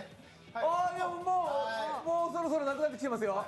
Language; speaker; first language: Japanese; native; Japanese